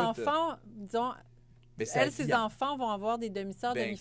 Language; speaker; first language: French; native; French